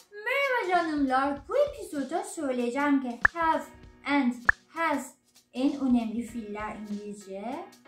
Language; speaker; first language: Turkish; non-native, learner; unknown